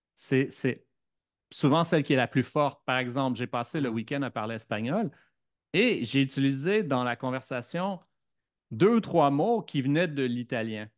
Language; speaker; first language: French; native; French